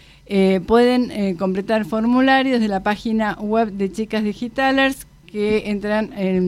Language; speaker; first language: Spanish; native; Spanish